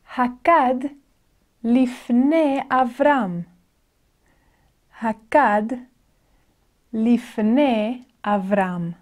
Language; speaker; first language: Hebrew; non-native, fluent; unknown